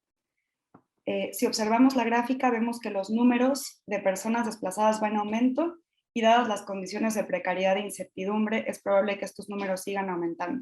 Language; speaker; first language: Spanish; native; Spanish